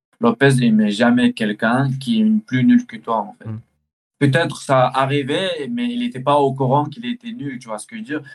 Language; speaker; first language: French; early bilingual, other home language; Chechen